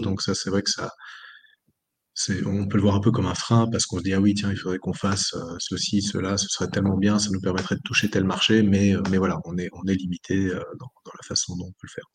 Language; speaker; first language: French; native; French